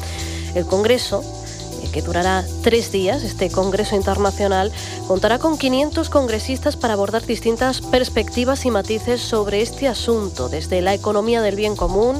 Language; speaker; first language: Spanish; native; Spanish